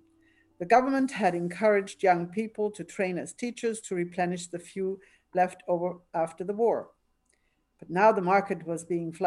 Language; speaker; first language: English; non-native, fluent; German